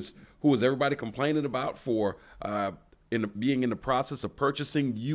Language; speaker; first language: English; native; English